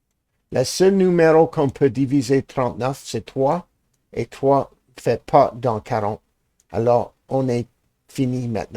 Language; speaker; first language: French; non-native, learner; English